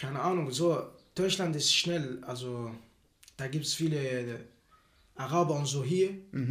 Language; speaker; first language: German; non-native, learner; Arabic